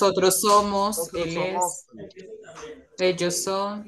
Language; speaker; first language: Spanish; non-native, learner; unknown